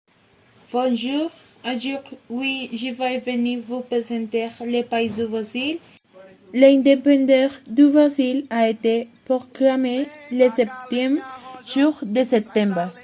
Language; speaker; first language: French; non-native, learner; Spanish